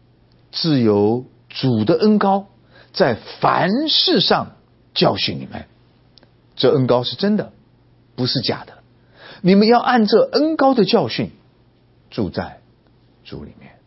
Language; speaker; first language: Chinese; native; Chinese